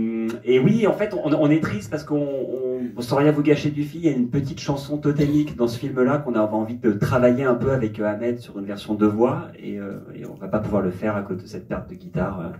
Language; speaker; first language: French; native; French